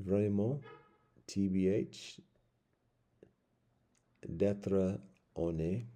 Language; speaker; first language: French; non-native, learner; English